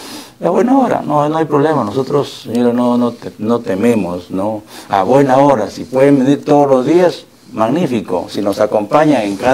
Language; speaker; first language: Spanish; native; Spanish